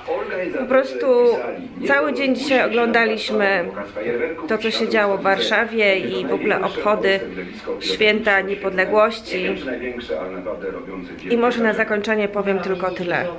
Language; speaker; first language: Polish; native; Polish